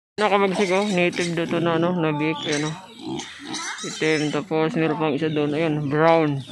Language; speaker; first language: Filipino; non-native, local second language; Cebuano